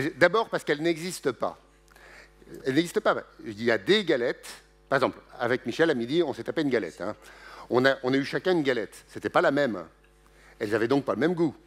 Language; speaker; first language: French; native; French